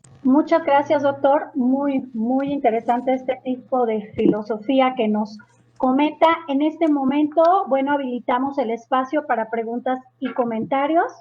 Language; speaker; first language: Spanish; native; Spanish